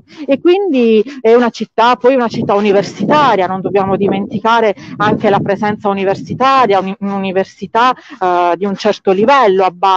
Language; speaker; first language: Italian; native; Italian